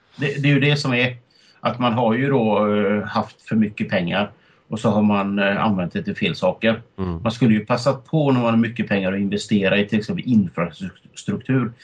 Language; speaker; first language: Swedish; native; Swedish